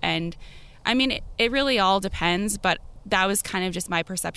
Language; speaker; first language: English; native; English